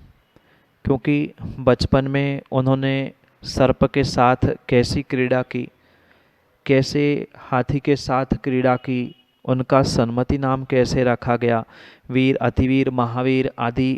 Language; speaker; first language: Hindi; native; Hindi